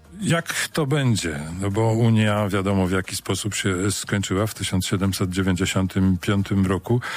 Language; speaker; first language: Polish; native; Polish